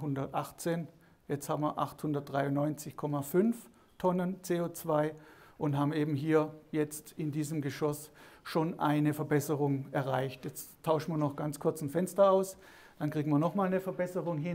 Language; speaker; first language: German; native; German